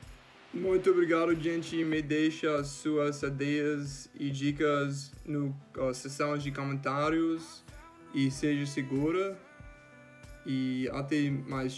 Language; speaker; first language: Portuguese; non-native, fluent; English